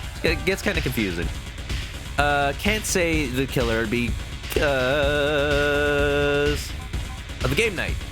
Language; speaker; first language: English; native; English